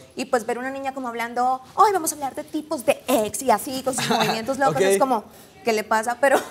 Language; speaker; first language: Spanish; native; Spanish